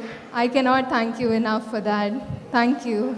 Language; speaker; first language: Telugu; non-native, local second language; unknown